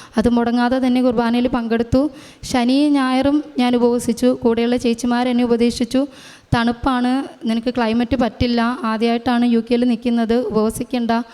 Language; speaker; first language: Malayalam; native; Malayalam